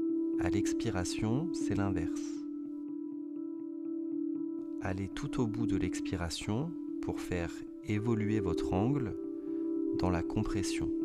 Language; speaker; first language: French; native; French